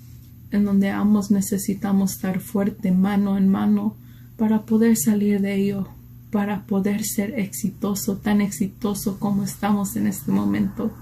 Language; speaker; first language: Spanish; early bilingual, heritage; Spanish